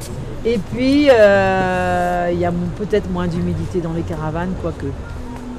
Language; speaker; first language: French; native; French